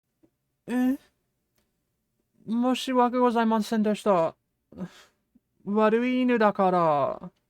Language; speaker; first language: Japanese; non-native, fluent; English